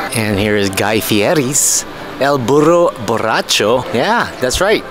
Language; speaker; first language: English; native; English